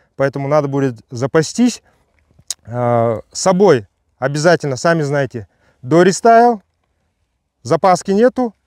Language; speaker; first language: Russian; native; Russian